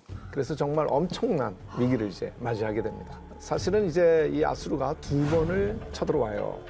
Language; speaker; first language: Korean; native; Korean